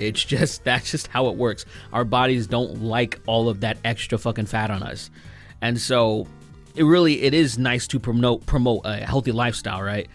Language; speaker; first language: English; native; English